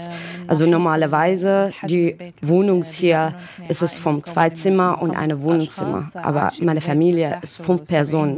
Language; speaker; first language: German; non-native, learner; Arabic